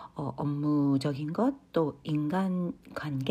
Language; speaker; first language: Korean; non-native, fluent; Japanese